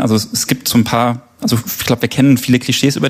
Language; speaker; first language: German; native; German